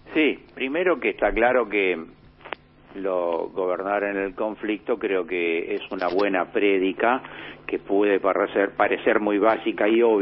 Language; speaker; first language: Spanish; native; Spanish